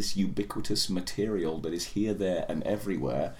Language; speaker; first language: English; native; English